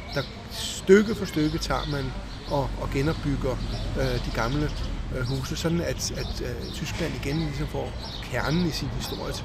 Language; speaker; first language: Danish; native; Danish